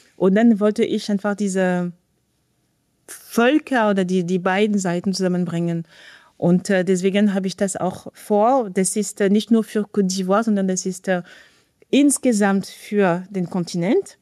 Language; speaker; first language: German; non-native, fluent; French